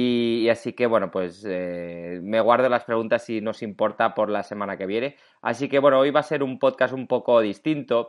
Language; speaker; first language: Spanish; native; Spanish